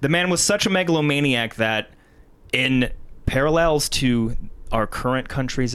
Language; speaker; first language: English; native; English